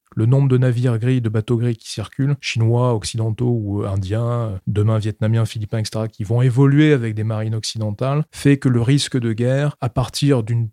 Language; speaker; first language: French; native; French